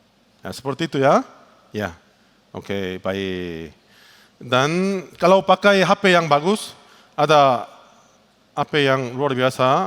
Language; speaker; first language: Indonesian; non-native, learner; Korean